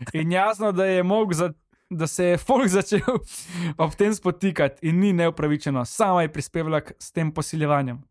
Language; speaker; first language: Slovenian; non-native, local second language; Serbian